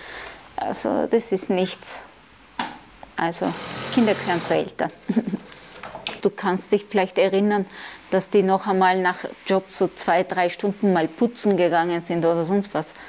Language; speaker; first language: German; early bilingual, other home language; Turkish